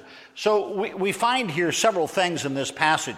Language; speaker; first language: English; native; English